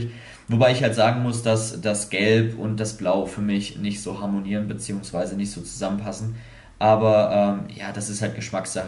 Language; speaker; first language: German; native; German